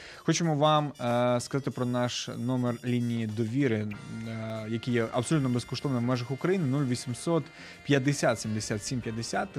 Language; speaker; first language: Ukrainian; native; Ukrainian